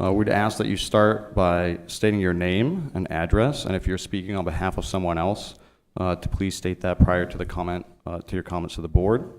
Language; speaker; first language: English; native; English